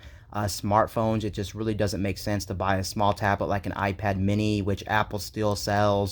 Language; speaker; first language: English; native; English